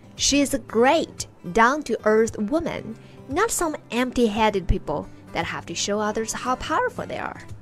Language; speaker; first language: English; non-native, fluent; Chinese